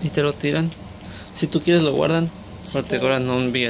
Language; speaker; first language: Spanish; native; Spanish